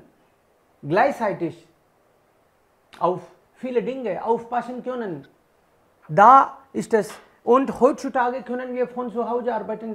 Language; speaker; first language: German; non-native, fluent; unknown